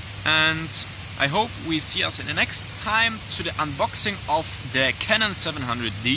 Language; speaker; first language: English; non-native, learner; German